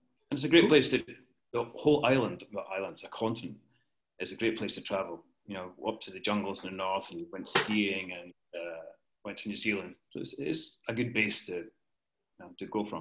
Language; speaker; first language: English; native; English